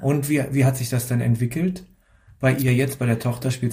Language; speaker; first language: German; native; German